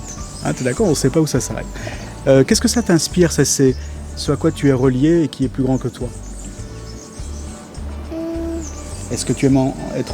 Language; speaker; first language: French; native; French